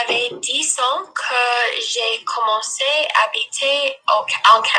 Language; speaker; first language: French; non-native, learner; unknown